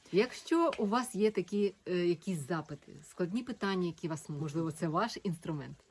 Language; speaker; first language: Ukrainian; native; Ukrainian